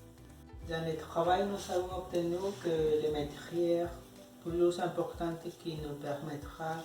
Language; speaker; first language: French; non-native, learner; Spanish